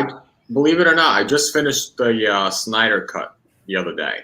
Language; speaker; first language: English; native; English